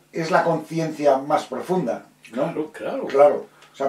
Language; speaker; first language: Spanish; native; Spanish